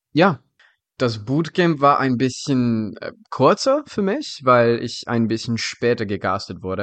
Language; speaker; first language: German; non-native, fluent; Czech